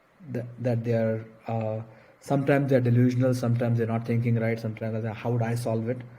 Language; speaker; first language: English; non-native, local second language; Gujarati